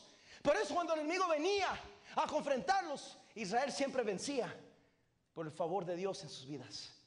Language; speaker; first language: Spanish; native; Spanish